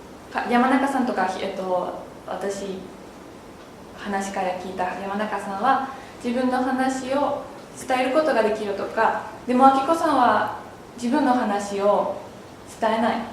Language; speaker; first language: Japanese; non-native, learner; Thai